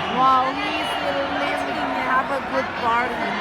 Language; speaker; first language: English; non-native, learner; Korean